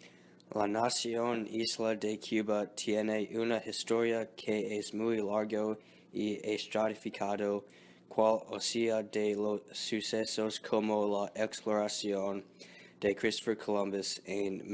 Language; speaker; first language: Spanish; non-native, learner; English